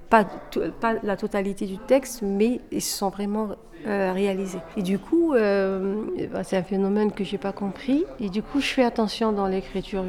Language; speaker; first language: French; non-native, local second language; Arabic